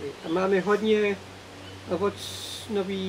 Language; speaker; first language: Czech; non-native, learner; English